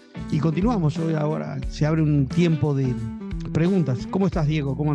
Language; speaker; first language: Spanish; native; Spanish